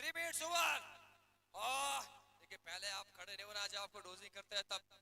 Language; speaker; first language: Hindi; non-native, local second language; Gujarati